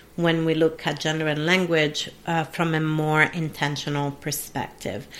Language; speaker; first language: English; non-native, fluent; Italian